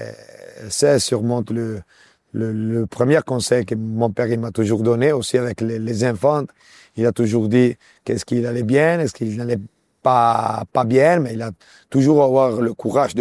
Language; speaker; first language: French; non-native, local second language; Italian